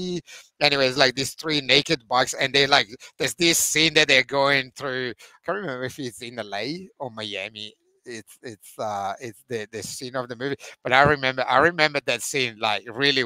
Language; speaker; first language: English; non-native, fluent; Italian